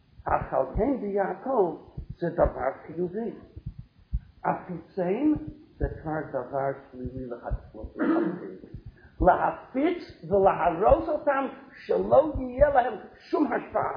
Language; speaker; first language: Hebrew; non-native, fluent; English